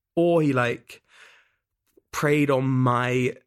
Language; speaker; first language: English; native; English